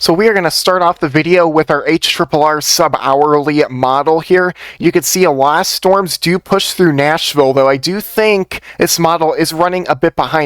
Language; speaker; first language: English; native; English